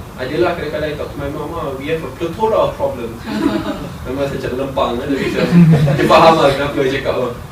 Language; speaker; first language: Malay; native; Malay